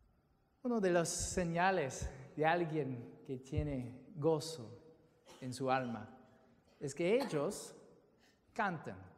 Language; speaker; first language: Spanish; non-native, fluent; English